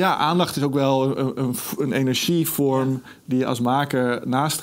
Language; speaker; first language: Dutch; native; Dutch